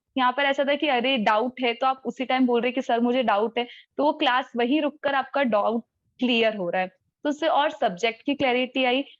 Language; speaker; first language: Hindi; native; Hindi